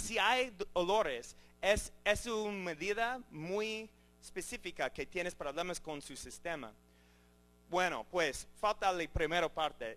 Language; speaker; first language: Spanish; non-native, learner; English